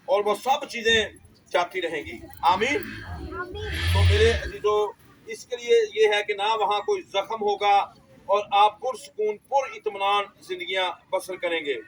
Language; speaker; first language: Urdu; non-native, local second language; Punjabi